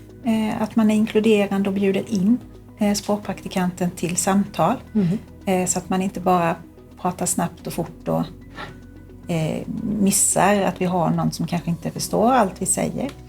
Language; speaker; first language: Swedish; native; Swedish